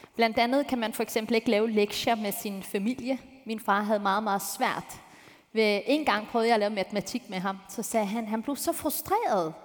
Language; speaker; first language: Danish; early bilingual, other home language; Turkish